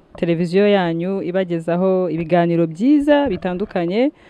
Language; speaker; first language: Kinyarwanda; native; Kinyarwanda